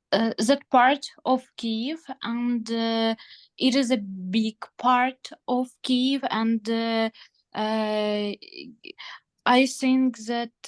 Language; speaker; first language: English; non-native, learner; Ukrainian